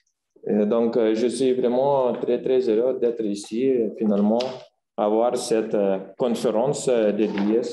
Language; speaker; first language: French; non-native, fluent; Lithuanian